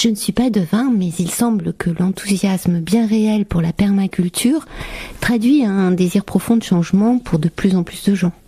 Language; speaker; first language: French; native; French